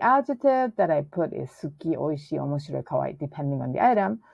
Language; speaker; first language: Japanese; non-native, fluent; English